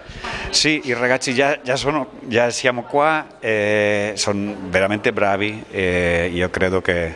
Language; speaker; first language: Italian; non-native, fluent; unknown